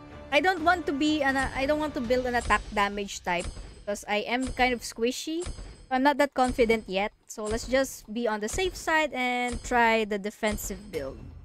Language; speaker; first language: English; non-native, local second language; Filipino